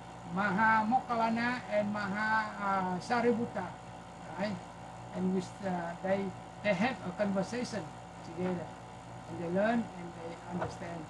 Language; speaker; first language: English; non-native, learner; Vietnamese